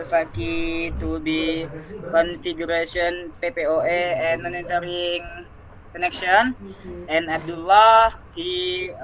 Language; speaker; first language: English; non-native, learner; Indonesian